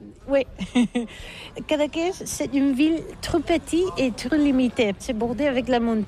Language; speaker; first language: French; non-native, learner; Catalan